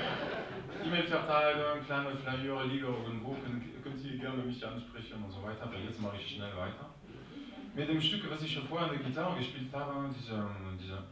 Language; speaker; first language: German; non-native, local second language; French